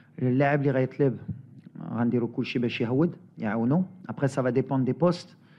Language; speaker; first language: French; native; French